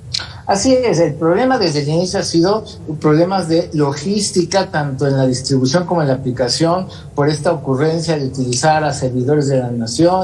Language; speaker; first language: Spanish; native; Spanish